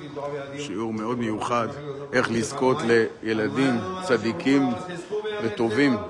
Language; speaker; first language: Hebrew; native; Hebrew